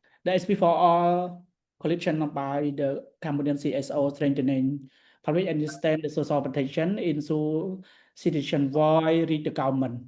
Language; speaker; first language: English; non-native, learner; Khmer